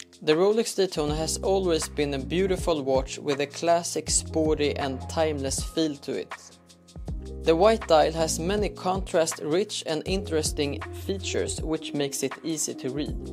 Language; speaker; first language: English; non-native, fluent; Swedish